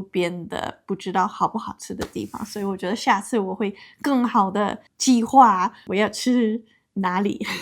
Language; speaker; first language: Chinese; non-native, fluent; English